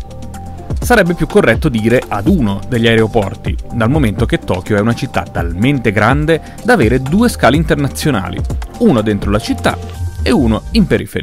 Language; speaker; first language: Italian; native; Italian